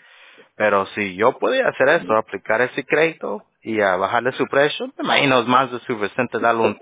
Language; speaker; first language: Spanish; early bilingual, heritage; Spanish